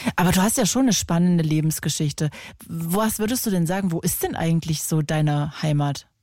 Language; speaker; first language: German; native; German